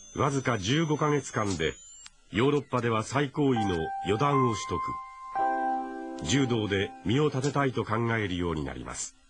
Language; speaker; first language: Japanese; native; Japanese